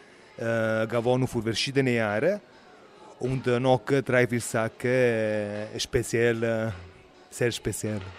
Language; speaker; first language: German; non-native, learner; Italian